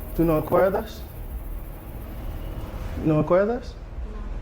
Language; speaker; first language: Spanish; non-native, learner; English